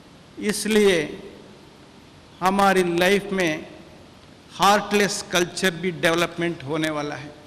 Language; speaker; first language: Hindi; non-native, local second language; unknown